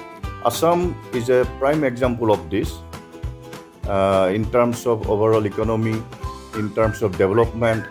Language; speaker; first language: English; non-native, local second language; Assamese